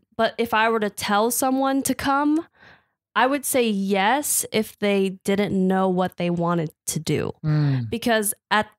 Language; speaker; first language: English; native; English